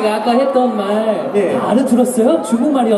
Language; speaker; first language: Korean; non-native, fluent; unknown